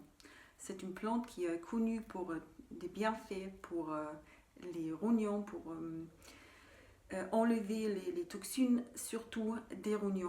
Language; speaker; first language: French; non-native, fluent; German